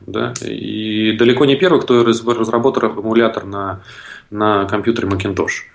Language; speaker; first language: Russian; native; Russian